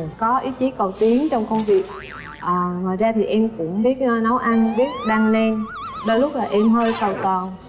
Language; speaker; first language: Vietnamese; native; Vietnamese